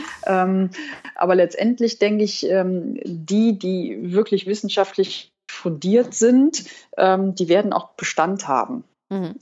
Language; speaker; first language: German; native; German